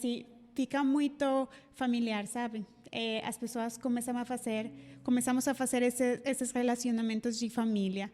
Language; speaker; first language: Portuguese; non-native, fluent; Spanish